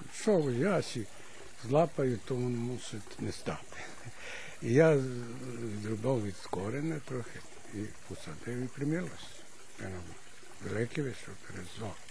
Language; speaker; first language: Ukrainian; early bilingual, heritage; Ukrainian